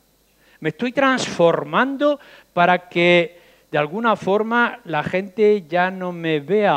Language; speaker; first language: Spanish; native; Spanish